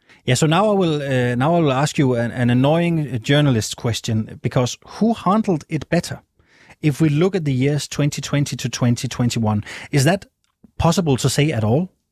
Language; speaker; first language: English; non-native, fluent; Danish